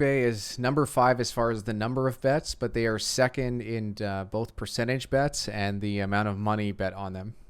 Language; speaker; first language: English; native; English